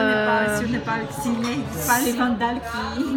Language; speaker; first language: French; non-native, fluent; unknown